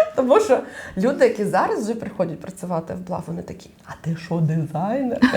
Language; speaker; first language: Ukrainian; non-native, local second language; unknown